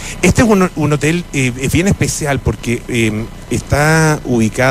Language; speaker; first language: Spanish; native; Spanish